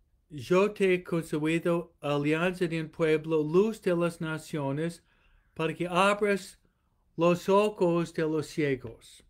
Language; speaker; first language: Spanish; non-native, fluent; English